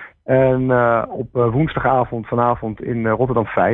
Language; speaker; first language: Dutch; native; Dutch